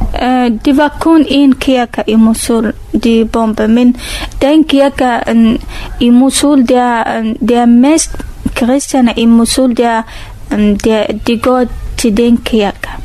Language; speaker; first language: Danish; non-native, learner; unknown